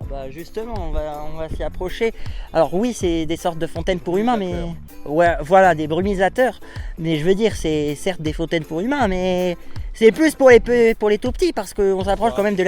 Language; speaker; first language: French; native; French